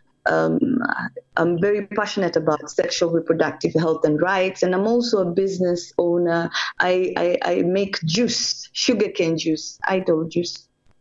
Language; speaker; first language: English; non-native, local second language; Swahili